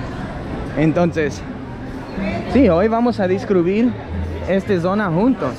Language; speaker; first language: Spanish; non-native, fluent; English